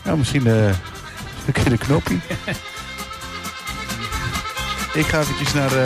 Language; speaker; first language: Dutch; native; Dutch